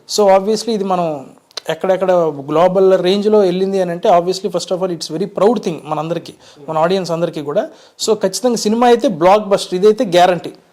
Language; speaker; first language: Telugu; native; Telugu